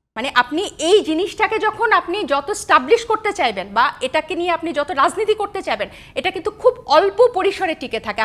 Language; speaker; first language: Bangla; native; Bangla